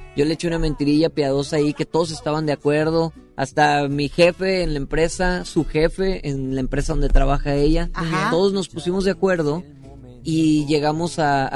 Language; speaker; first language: Spanish; native; Spanish